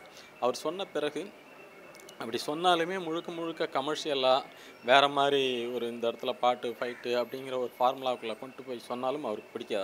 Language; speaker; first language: Tamil; native; Tamil